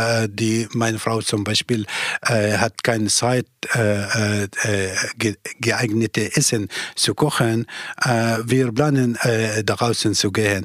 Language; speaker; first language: German; non-native, learner; Persian